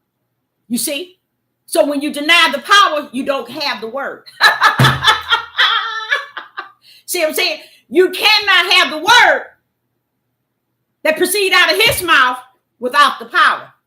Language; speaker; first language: English; native; English